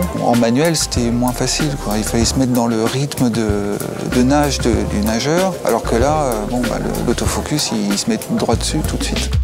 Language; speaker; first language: French; native; French